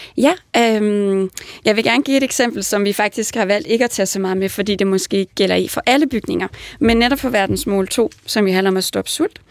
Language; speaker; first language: Danish; native; Danish